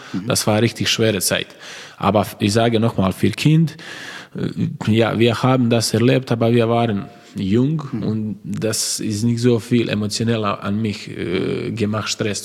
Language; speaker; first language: German; non-native, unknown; Croatian